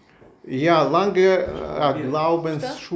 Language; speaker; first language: German; non-native, learner; Russian